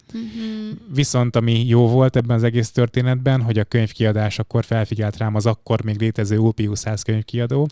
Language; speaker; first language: Hungarian; native; Hungarian